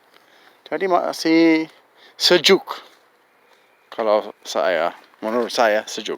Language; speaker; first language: Indonesian; non-native, fluent; English